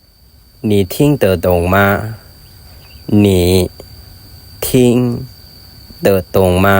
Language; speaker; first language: Chinese; non-native, fluent; Lao